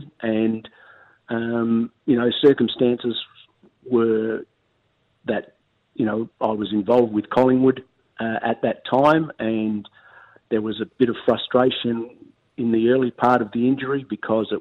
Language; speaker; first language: English; native; English